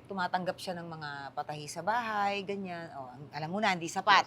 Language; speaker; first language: Filipino; native; Filipino